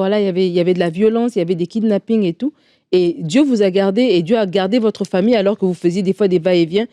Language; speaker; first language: French; native; French